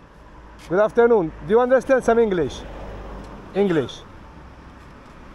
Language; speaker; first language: English; non-native, learner; Maltese